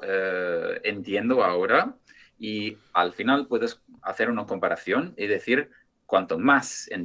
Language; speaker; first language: Spanish; non-native, fluent; English